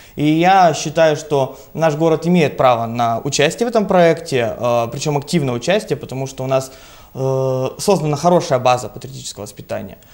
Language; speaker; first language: Russian; native; Russian